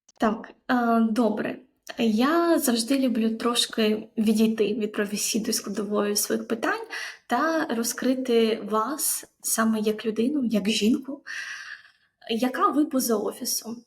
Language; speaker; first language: Ukrainian; native; Ukrainian